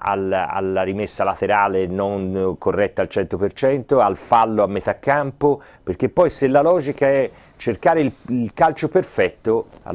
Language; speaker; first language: Italian; native; Italian